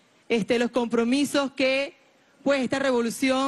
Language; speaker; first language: Spanish; native; Spanish